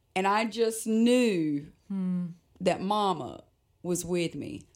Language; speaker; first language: English; native; English